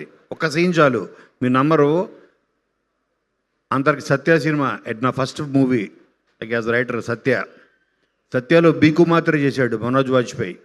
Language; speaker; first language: Telugu; native; Telugu